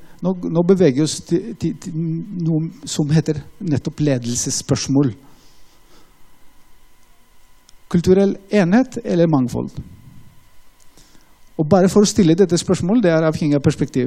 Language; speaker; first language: Norwegian; non-native, fluent; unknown